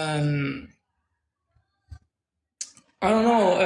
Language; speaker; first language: English; non-native, learner; Spanish